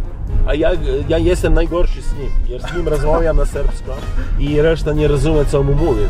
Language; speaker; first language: Polish; non-native, learner; Serbian